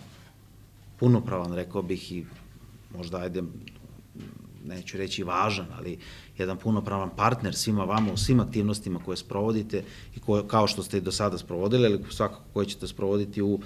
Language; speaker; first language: Bosnian; native; Bosnian